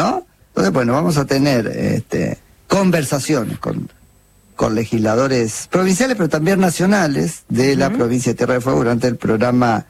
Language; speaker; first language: Spanish; native; Spanish